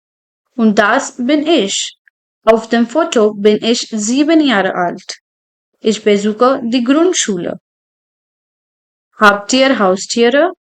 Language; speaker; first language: German; non-native, fluent; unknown